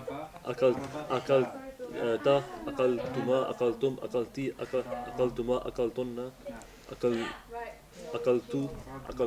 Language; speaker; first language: Arabic; non-native, learner; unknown